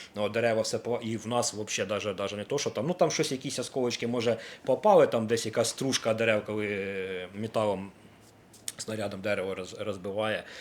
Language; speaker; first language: Ukrainian; native; Ukrainian